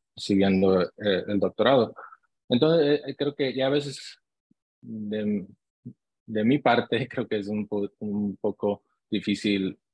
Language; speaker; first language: Spanish; early bilingual, heritage; Spanish